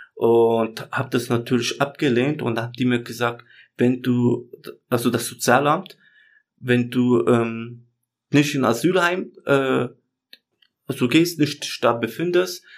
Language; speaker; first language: German; native; German